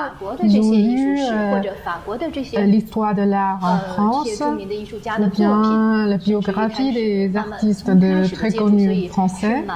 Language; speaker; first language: French; non-native, learner; Chinese